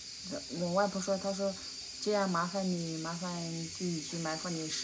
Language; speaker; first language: Chinese; native; Chinese